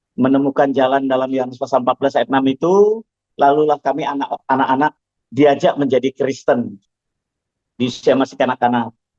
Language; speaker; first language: Indonesian; non-native, local second language; Javanese